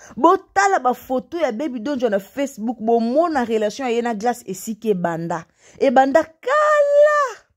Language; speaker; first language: Lingala; native; Lingala